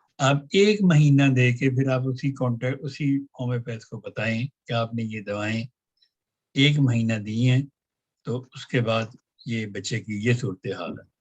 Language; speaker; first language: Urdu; non-native, local second language; Punjabi